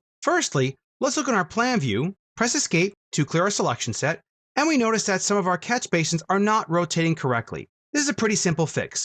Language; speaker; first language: English; native; English